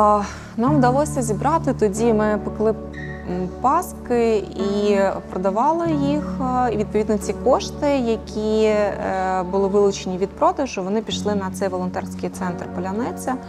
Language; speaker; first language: Ukrainian; native; Ukrainian